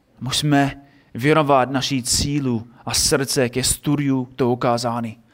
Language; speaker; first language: Czech; non-native, fluent; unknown